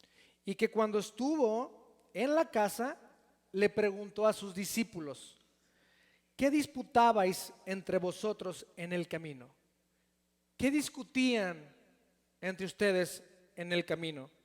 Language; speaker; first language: Spanish; native; Spanish